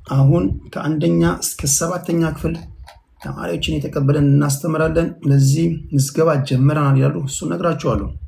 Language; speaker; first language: Amharic; native; Amharic